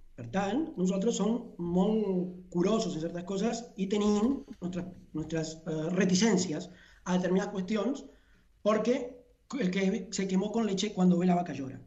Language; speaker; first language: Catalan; non-native, fluent; Spanish